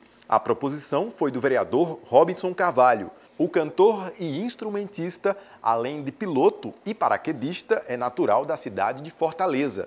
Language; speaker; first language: Portuguese; native; Portuguese